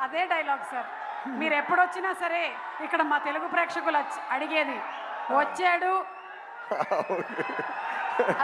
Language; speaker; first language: Telugu; native; Telugu